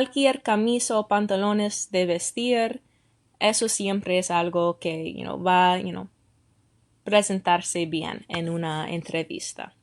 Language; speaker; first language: Spanish; non-native, fluent; English